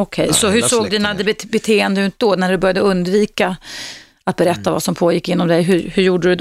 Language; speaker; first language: Swedish; native; Swedish